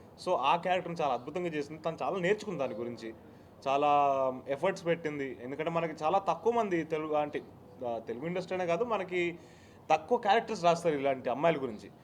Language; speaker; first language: Telugu; native; Telugu